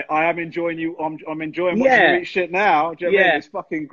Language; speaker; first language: English; native; English